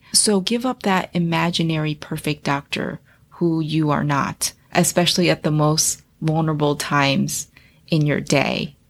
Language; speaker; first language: English; early bilingual, other home language; Chinese